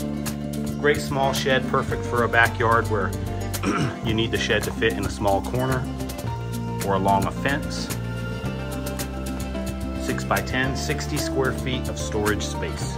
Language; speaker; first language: English; native; English